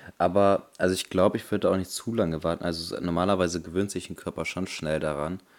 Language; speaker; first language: German; native; German